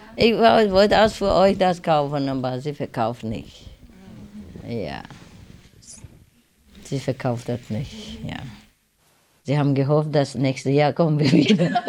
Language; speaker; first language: German; non-native, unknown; Vietnamese